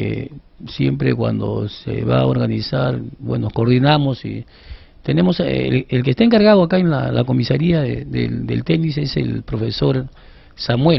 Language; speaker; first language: Spanish; native; Spanish